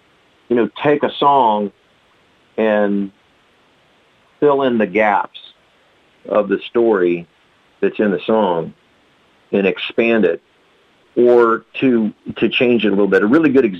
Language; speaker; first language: English; native; English